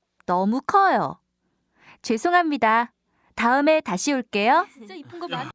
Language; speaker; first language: Korean; non-native, learner; Malay